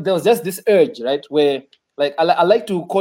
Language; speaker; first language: English; non-native, local second language; Shona